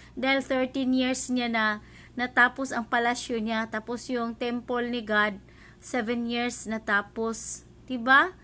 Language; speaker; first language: Filipino; non-native, local second language; Cebuano